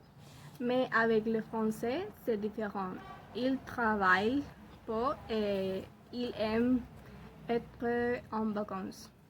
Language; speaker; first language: French; non-native, learner; Spanish